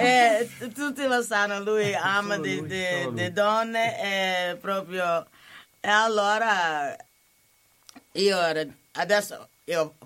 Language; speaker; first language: Italian; non-native, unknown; English